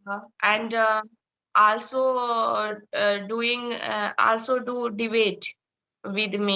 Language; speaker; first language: English; non-native, learner; Hindi